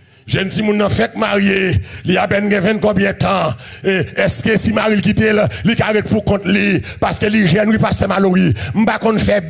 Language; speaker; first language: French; non-native, local second language; Haitian Creole